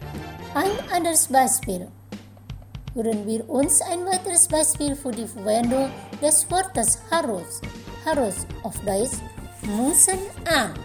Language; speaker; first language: German; non-native, fluent; Indonesian